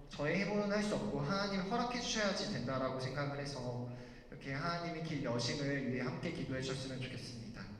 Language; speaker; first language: Korean; native; Korean